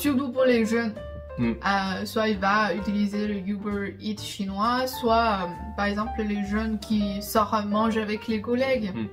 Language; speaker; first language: French; non-native, fluent; Chinese